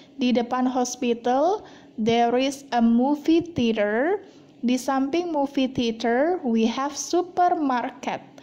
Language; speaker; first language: English; non-native, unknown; Indonesian